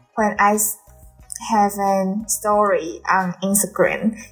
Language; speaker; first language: English; non-native, learner; Chinese